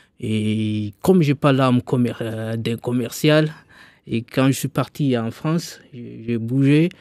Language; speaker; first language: French; non-native, local second language; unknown